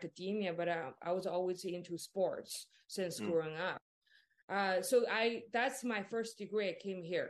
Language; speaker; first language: English; non-native, fluent; Chinese